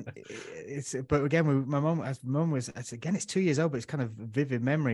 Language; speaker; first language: English; native; English